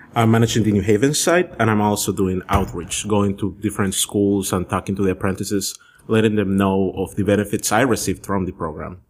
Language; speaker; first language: English; early bilingual, other home language; Spanish